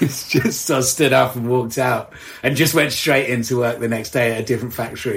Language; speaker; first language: English; native; English